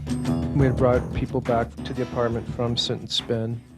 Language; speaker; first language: English; native; English